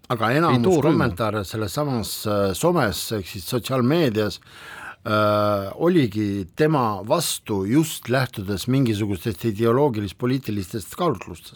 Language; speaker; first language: Estonian; non-native, local second language; Russian